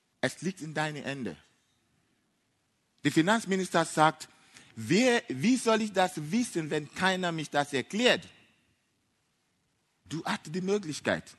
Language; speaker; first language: German; non-native, fluent; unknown